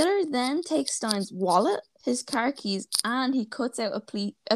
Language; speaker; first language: English; native; English